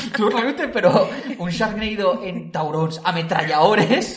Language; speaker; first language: Spanish; non-native, local second language; Catalan